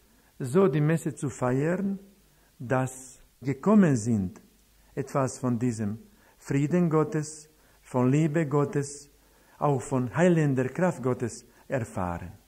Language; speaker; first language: German; non-native, fluent; Croatian